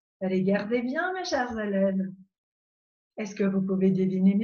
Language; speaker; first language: French; non-native, fluent; Macedonian